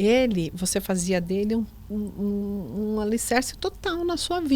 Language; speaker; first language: Portuguese; native; Portuguese